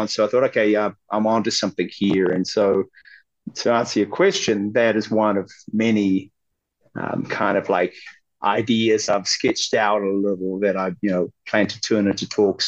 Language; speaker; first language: English; native; English